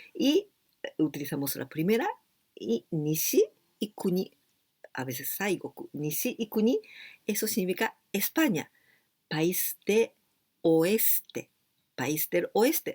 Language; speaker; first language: Spanish; non-native, fluent; Japanese